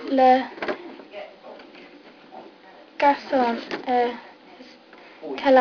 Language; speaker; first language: French; non-native, learner; English